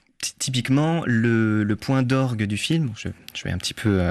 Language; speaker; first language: French; native; French